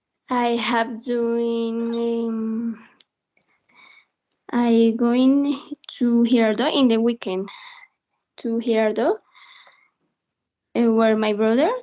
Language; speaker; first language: English; non-native, learner; Spanish